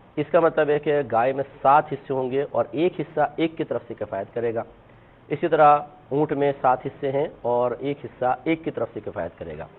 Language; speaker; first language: Urdu; native; Urdu